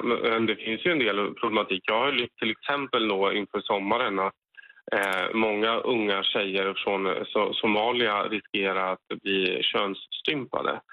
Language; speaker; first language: Swedish; native; Swedish